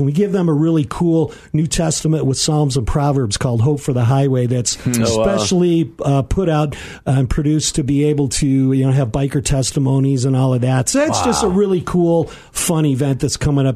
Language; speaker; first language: English; native; English